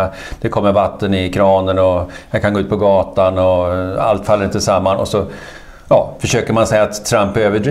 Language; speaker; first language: Swedish; native; Swedish